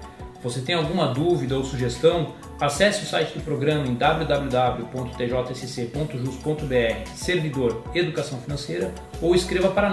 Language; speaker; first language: Portuguese; native; Portuguese